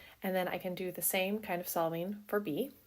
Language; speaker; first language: English; native; English